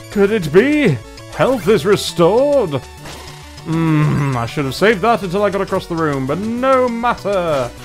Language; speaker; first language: English; native; English